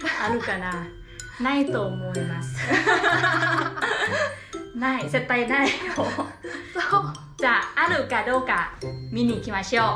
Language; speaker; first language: Japanese; non-native, fluent; Thai